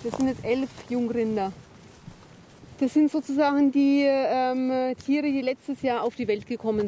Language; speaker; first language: German; native; German